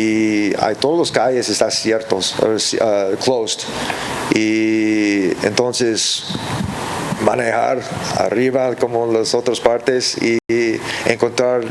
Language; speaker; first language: Spanish; early bilingual, heritage; English